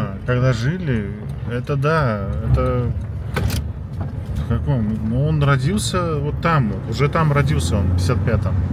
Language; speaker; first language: Russian; native; Russian